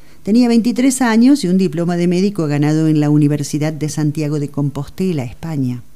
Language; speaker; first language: Spanish; native; Spanish